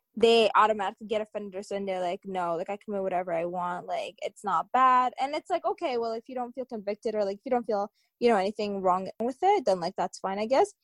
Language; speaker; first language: English; early bilingual, other home language; Tigrinya